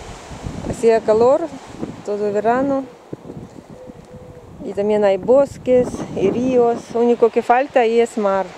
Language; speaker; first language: Spanish; non-native, learner; Russian